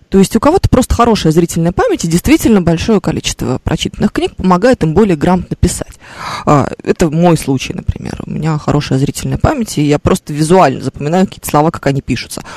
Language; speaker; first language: Russian; native; Russian